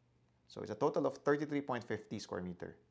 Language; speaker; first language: English; non-native, local second language; Filipino